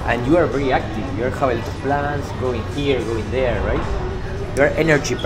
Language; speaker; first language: English; non-native, learner; Spanish